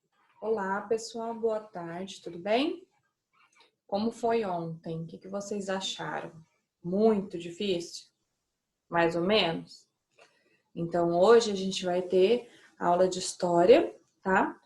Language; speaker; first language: Portuguese; native; Portuguese